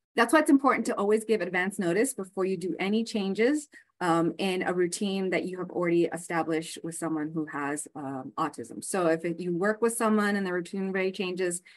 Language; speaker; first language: English; native; English